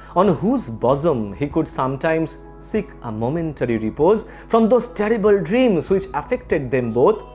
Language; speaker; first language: English; non-native, local second language; Bangla